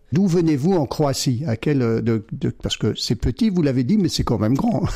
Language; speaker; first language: French; native; French